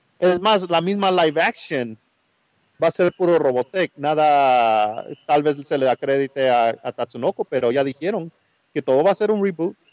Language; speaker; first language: Spanish; early bilingual, heritage; Spanish